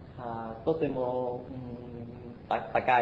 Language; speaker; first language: Japanese; non-native, learner; Vietnamese